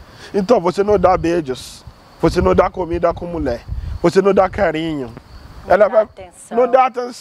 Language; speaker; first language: Portuguese; non-native, learner; Yoruba